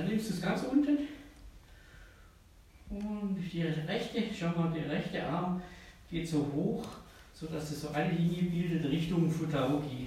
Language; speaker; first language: German; native; German